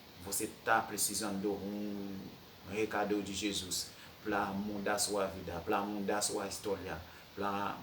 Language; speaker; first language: Portuguese; non-native, fluent; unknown